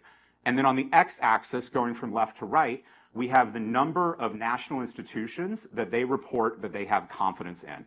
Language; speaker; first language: English; native; English